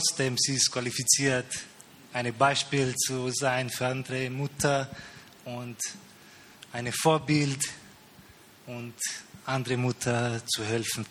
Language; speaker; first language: German; non-native, learner; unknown